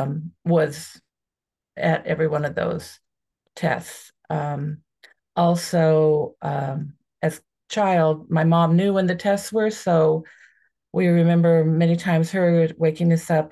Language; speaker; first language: English; native; English